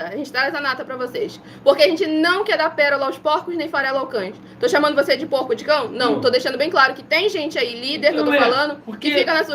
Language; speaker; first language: Portuguese; native; Portuguese